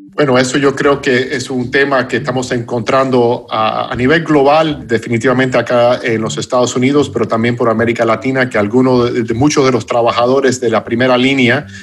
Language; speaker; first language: Spanish; non-native, fluent; English